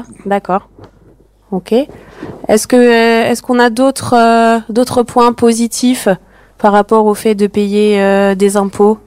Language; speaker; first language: French; native; French